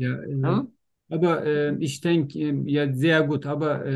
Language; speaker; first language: German; non-native, learner; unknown